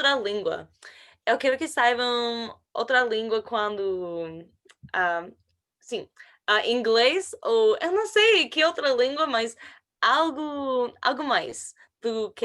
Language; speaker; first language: Portuguese; non-native, learner; English